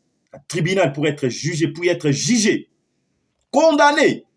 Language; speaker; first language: French; non-native, local second language; Lingala